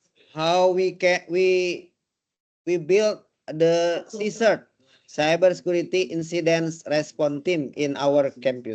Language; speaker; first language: English; non-native, learner; Indonesian